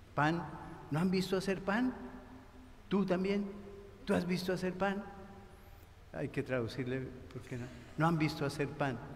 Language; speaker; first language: Spanish; native; Spanish